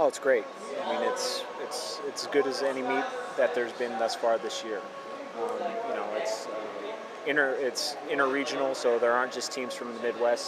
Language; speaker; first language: English; native; English